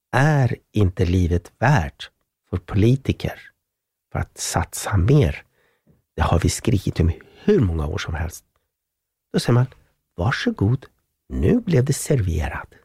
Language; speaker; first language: Swedish; non-native, fluent; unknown